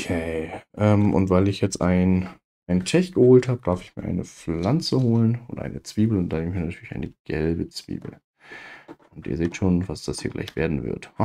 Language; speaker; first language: German; native; German